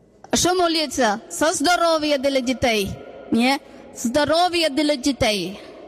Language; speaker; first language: Ukrainian; non-native, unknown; Malayalam